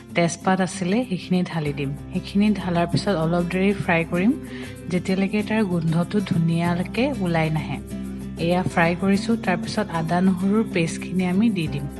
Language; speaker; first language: Assamese; native; Assamese